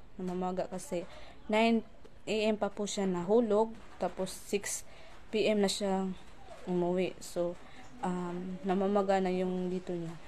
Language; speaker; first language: Filipino; non-native, local second language; Cebuano